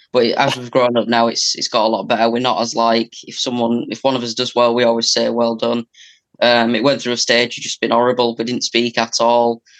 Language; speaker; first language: English; native; English